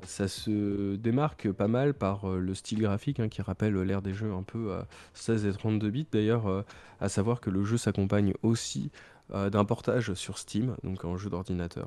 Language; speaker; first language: French; native; French